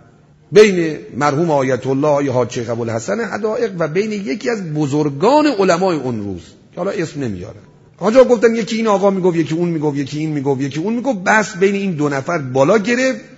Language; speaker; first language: Persian; native; Persian